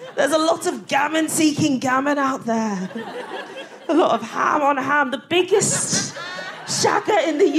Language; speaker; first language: English; early bilingual, other home language; Akan